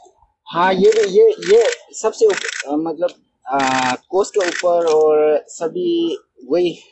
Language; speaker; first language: Hindi; non-native, local second language; Manipuri